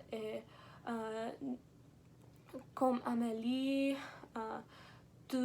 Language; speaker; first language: French; non-native, learner; English